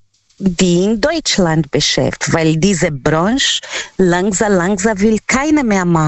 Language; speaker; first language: German; non-native, learner; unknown